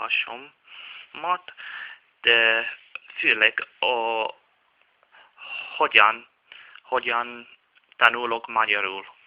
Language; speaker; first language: Hungarian; non-native, learner; Czech